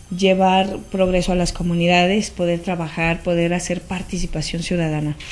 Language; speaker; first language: Spanish; native; Spanish